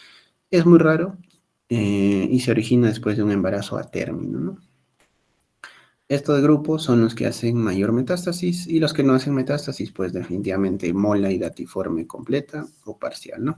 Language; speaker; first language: Spanish; native; Spanish